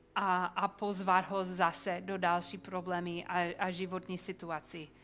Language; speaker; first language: Czech; non-native, fluent; English